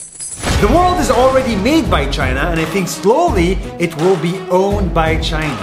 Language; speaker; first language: English; non-native, fluent; Arabic